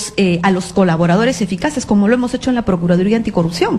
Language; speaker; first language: Spanish; native; Spanish